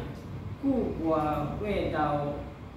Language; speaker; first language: Chinese; non-native, learner; Malay